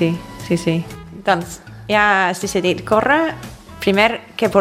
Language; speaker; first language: Catalan; non-native, fluent; English